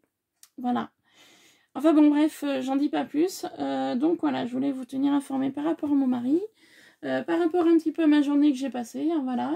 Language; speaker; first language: French; native; French